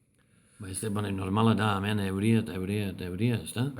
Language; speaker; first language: Basque; non-native, learner; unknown